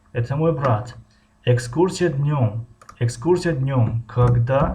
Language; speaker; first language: Russian; non-native, fluent; Tajik